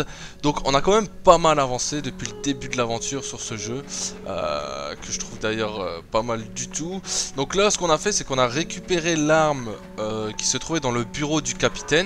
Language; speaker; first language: French; native; French